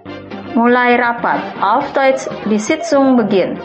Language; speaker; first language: German; non-native, fluent; Indonesian